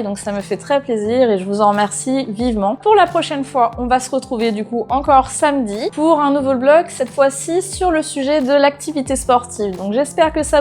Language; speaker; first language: French; native; French